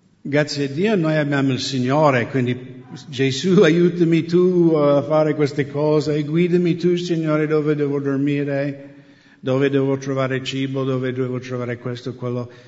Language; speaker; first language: Italian; non-native, fluent; English